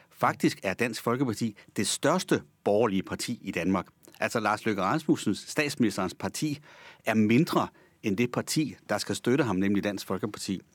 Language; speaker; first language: Danish; native; Danish